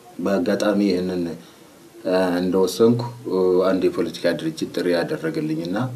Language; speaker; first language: Amharic; non-native, local second language; Oromo